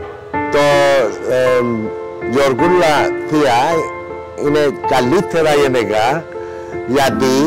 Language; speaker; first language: Greek; non-native, local second language; Turkish